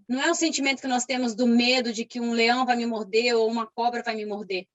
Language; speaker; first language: Portuguese; native; Portuguese